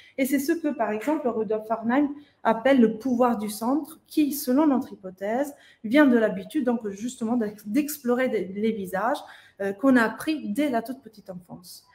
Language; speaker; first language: French; non-native, fluent; Italian